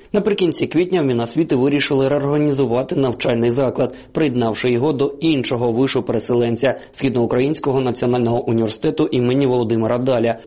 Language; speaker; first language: Ukrainian; native; Ukrainian